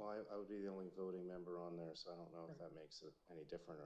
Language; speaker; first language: English; native; English